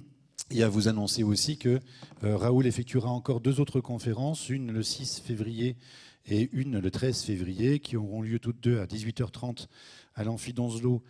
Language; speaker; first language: French; native; French